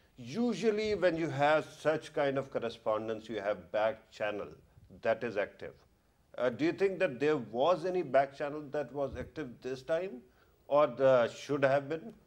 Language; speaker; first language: English; non-native, local second language; Urdu